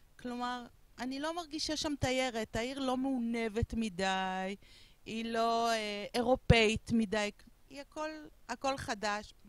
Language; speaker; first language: Hebrew; non-native, fluent; Spanish